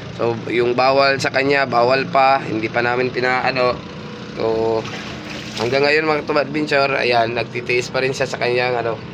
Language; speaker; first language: Filipino; non-native, local second language; Cebuano